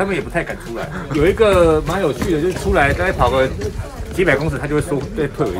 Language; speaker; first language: Chinese; native; Chinese